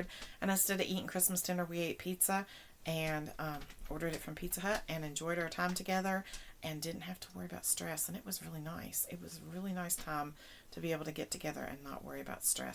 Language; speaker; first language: English; native; English